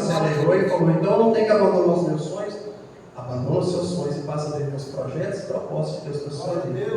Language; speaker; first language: Portuguese; native; Portuguese